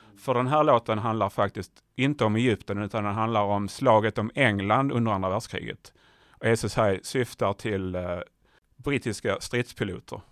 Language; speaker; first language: Swedish; native; Swedish